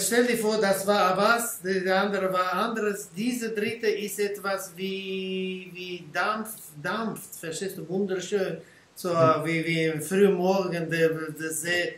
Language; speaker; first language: German; non-native, fluent; Armenian